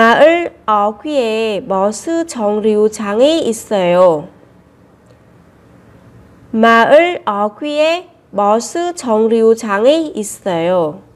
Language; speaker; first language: Korean; non-native, fluent; Vietnamese